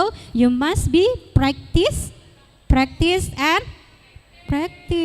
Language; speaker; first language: English; non-native, learner; Indonesian